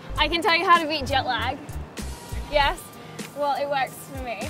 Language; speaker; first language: English; native; English